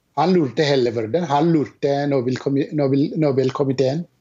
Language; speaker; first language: Norwegian; non-native, fluent; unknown